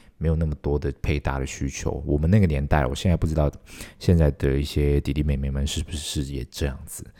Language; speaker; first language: Chinese; non-native, local second language; Cantonese